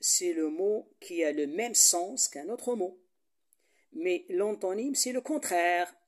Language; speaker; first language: French; non-native, local second language; Arabic